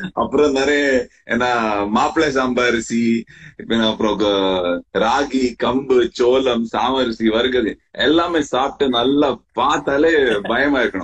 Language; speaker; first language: Tamil; non-native, fluent; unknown